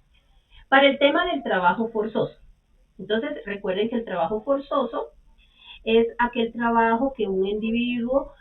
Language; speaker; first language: Spanish; native; Spanish